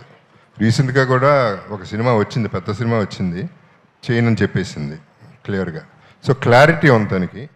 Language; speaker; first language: Telugu; native; Telugu